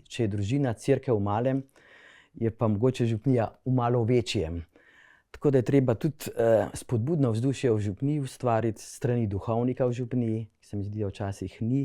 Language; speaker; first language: Slovenian; native; Slovenian